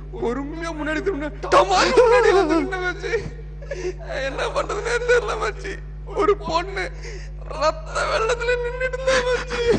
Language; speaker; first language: Tamil; native; Tamil